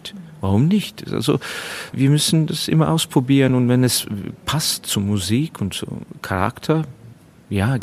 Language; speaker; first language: German; non-native, fluent; Estonian